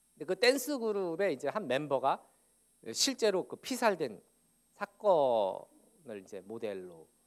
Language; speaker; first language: Korean; native; Korean